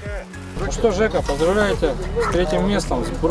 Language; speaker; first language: Russian; native; Russian